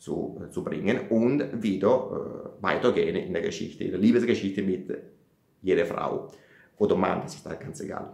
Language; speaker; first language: German; non-native, fluent; Italian